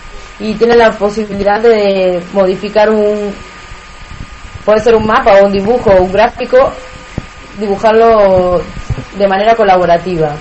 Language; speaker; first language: Spanish; native; Spanish